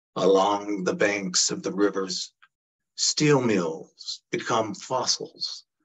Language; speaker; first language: English; early bilingual, other home language; Italian